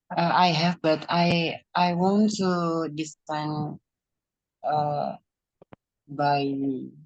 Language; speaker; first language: English; non-native, learner; Indonesian